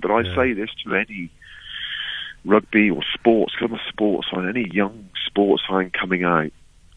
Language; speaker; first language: English; native; English